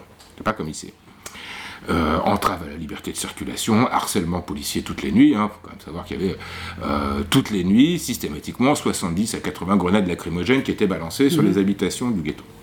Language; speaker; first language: French; native; French